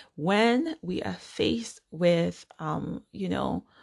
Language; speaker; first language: English; non-native, local second language; Igbo